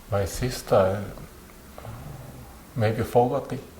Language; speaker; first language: English; non-native, learner; Japanese